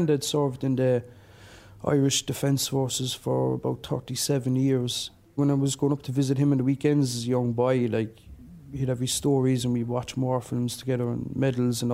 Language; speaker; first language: English; native; English